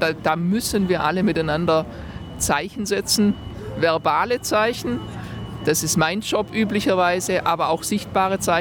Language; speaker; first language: German; native; German